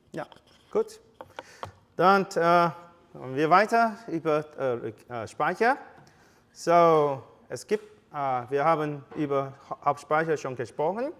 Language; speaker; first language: German; non-native, fluent; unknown